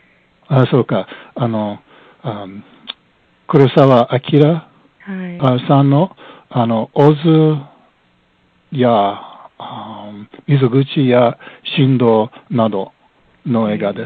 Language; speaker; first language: Japanese; non-native, learner; English